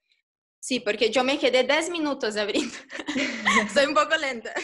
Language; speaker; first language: Spanish; non-native, fluent; Portuguese